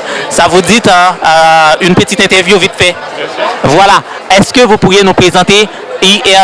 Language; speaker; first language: French; native; French